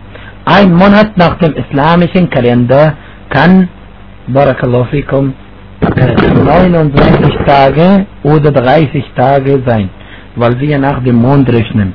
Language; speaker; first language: German; non-native, fluent; Arabic